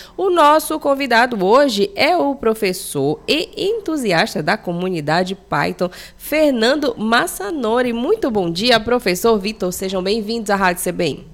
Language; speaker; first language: Portuguese; native; Portuguese